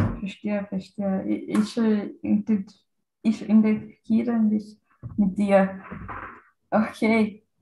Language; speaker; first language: German; non-native, learner; Portuguese